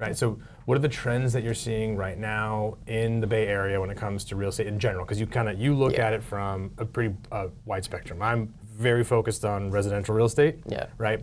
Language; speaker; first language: English; native; English